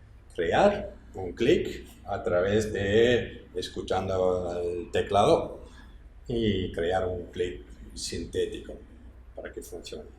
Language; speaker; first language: Spanish; non-native, fluent; English